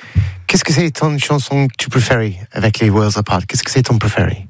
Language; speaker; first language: French; non-native, learner; English